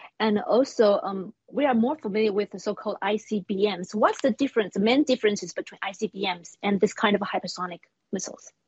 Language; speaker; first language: English; non-native, fluent; Chinese